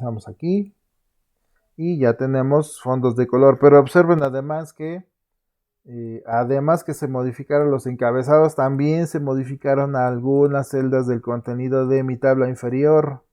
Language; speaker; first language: Spanish; native; Spanish